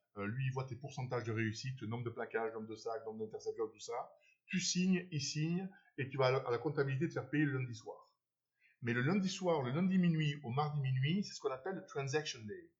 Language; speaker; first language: French; native; French